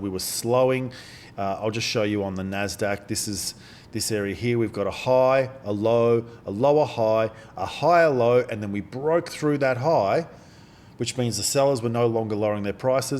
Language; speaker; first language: English; native; English